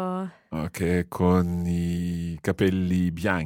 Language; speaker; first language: Italian; non-native, fluent; English